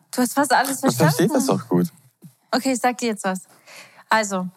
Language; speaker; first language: German; early bilingual, other home language; Portuguese